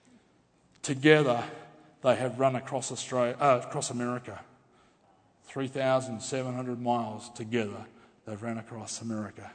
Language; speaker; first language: English; native; English